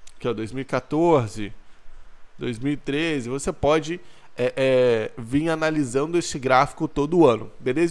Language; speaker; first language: Portuguese; native; Portuguese